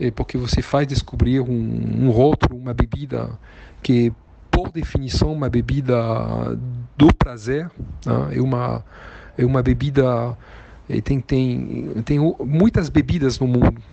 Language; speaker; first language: Portuguese; non-native, fluent; French